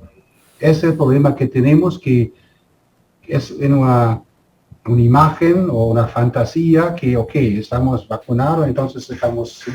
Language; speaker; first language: Spanish; non-native, fluent; German